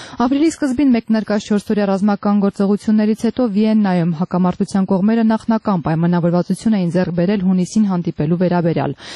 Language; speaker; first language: Armenian; native; Armenian